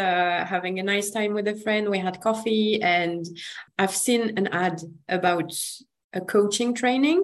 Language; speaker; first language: English; non-native, fluent; French